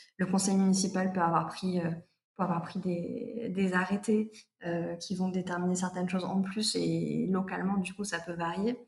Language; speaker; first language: French; native; French